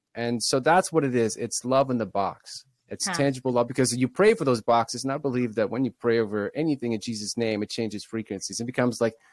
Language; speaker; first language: English; early bilingual, other home language; Russian